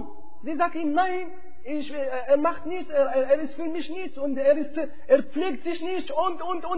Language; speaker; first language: German; non-native, fluent; Arabic